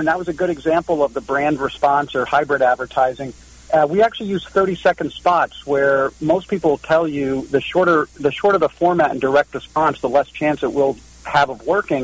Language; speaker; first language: English; native; English